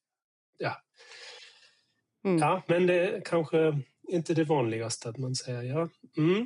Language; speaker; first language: Swedish; non-native, fluent; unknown